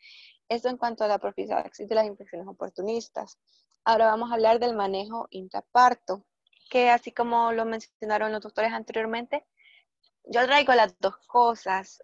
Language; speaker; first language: Spanish; native; Spanish